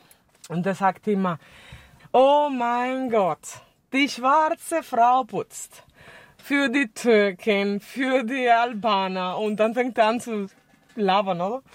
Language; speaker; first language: German; non-native, fluent; Spanish